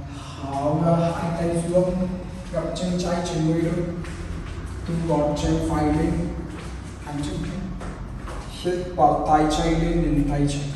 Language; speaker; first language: Vietnamese; non-native, learner; Hindi